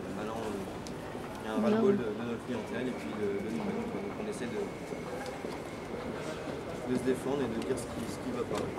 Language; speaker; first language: French; native; French